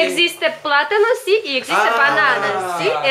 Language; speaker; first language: Spanish; non-native, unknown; Russian